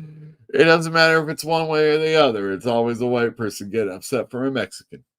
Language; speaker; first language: English; native; English